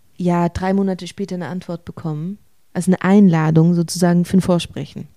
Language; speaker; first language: German; native; German